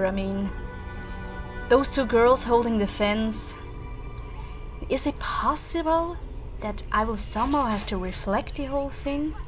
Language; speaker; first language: English; non-native, fluent; German